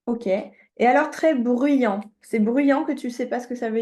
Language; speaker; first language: French; native; French